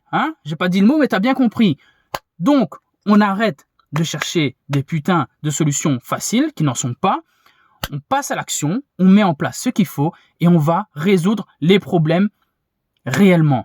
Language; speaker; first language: French; native; French